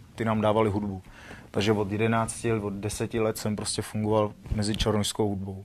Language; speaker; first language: Czech; early bilingual, other home language; Armenian